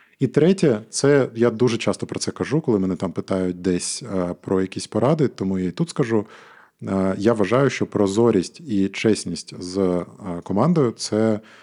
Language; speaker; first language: Ukrainian; non-native, local second language; Russian